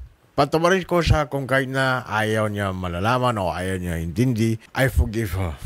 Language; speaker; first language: Filipino; non-native, learner; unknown